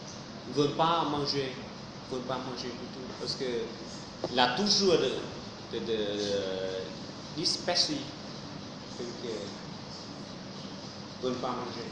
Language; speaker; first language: French; non-native, fluent; Vietnamese